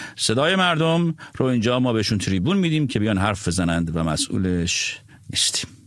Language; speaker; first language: Persian; native; Persian